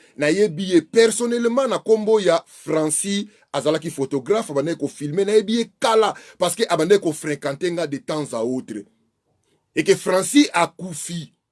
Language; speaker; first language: Lingala; non-native, local second language; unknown